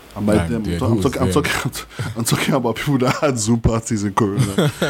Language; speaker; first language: English; non-native, fluent; Yoruba